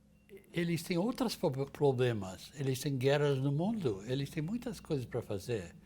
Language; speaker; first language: Portuguese; non-native, fluent; English